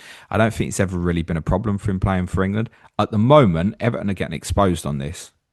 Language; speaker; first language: English; native; English